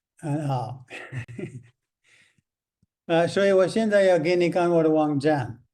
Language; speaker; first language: Chinese; non-native, fluent; English